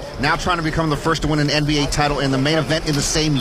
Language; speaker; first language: English; native; English